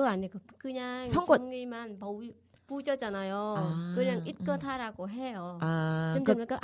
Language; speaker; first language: Korean; non-native, learner; Vietnamese